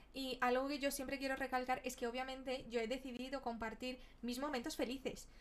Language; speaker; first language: Spanish; early bilingual, other home language; Portuguese